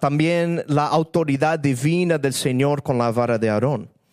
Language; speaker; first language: Spanish; early bilingual, other home language; English